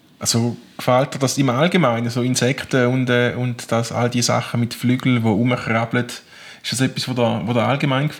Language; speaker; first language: German; native; German